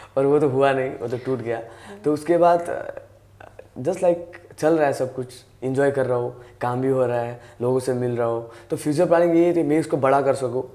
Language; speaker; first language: Hindi; native; Hindi